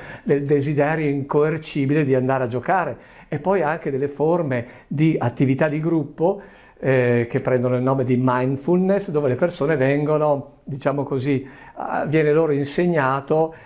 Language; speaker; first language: Italian; native; Italian